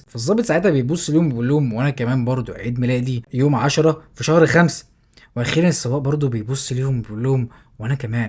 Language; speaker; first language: Arabic; native; Arabic